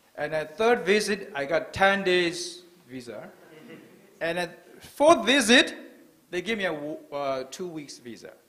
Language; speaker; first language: English; non-native, fluent; Burmese